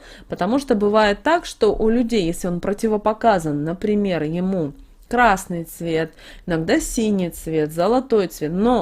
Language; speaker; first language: Russian; native; Russian